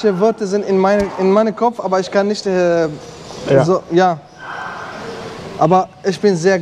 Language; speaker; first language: German; non-native, learner; Arabic